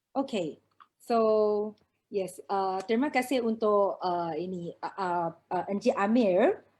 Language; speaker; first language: Malay; non-native, local second language; Chinese